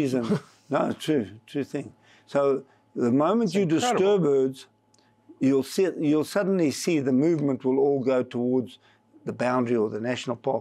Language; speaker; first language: English; native; English